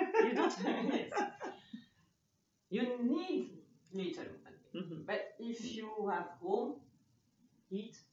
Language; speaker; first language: English; non-native, learner; French